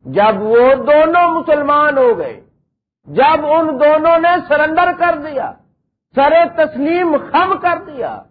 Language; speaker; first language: Urdu; non-native, local second language; Punjabi